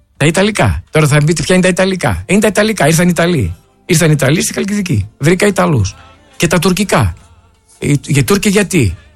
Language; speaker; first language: Greek; native; Greek